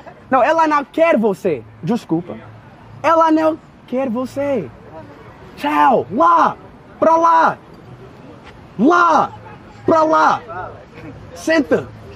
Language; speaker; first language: Portuguese; non-native, learner; English